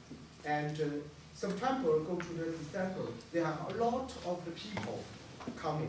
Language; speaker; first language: English; non-native, learner; Chinese